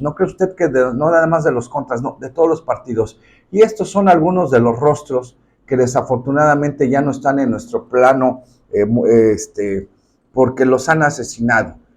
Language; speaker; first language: Spanish; native; Spanish